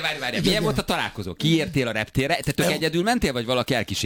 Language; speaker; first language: Hungarian; native; Hungarian